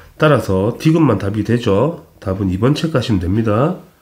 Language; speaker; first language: Korean; native; Korean